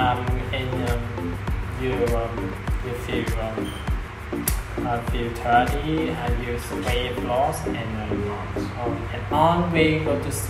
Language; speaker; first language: English; non-native, learner; Vietnamese